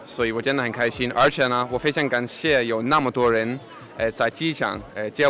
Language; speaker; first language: Chinese; non-native, fluent; Danish